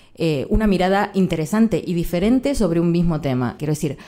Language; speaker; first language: Spanish; native; Spanish